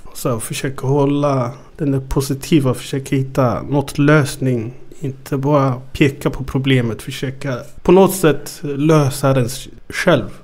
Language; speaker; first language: Swedish; early bilingual, other home language; Amharic